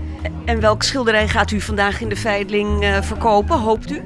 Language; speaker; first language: Dutch; native; Dutch